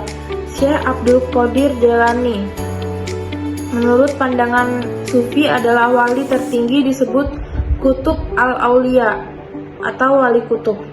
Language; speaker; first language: Indonesian; native; Indonesian